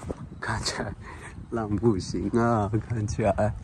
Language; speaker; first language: Chinese; native; Chinese